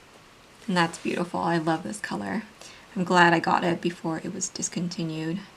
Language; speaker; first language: English; native; English